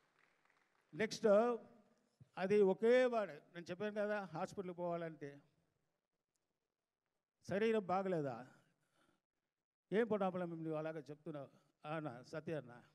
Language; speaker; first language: Telugu; non-native, fluent; Tamil